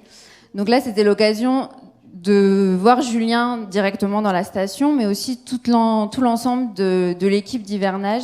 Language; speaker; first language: French; native; French